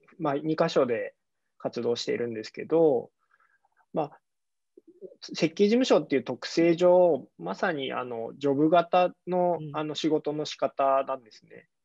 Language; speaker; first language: Japanese; native; Japanese